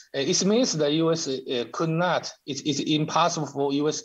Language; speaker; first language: English; non-native, learner; Chinese